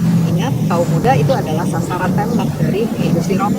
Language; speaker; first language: Indonesian; native; Indonesian